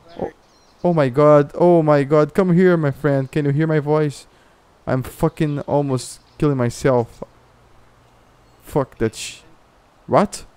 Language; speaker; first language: English; non-native, fluent; Portuguese